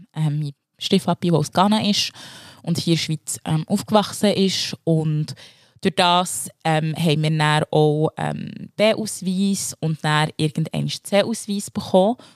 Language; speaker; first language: German; early bilingual, other home language; Lingala